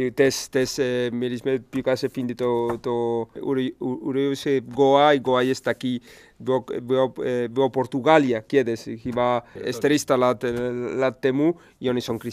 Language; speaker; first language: Polish; non-native, learner; Spanish